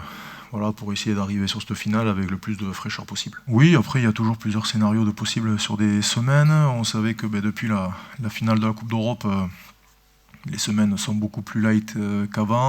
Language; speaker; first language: French; native; French